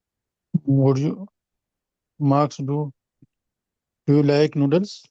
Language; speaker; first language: English; non-native, learner; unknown